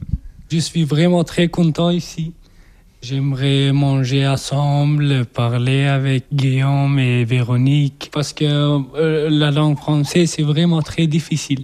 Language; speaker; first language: French; non-native, learner; Persian